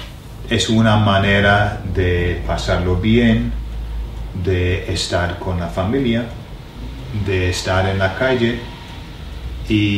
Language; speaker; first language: Spanish; non-native, learner; English